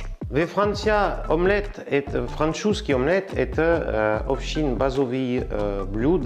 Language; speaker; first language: Russian; non-native, learner; French